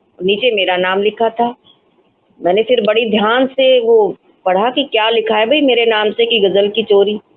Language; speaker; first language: Hindi; non-native, local second language; Marathi